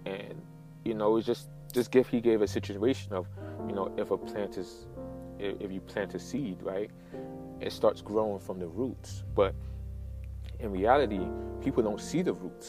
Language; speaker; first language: English; native; English